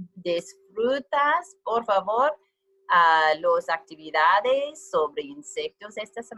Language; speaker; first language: Spanish; non-native, learner; English